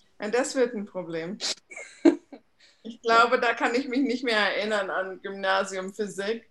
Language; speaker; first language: German; native; German